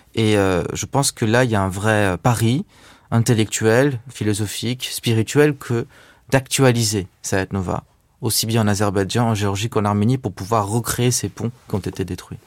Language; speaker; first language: French; native; French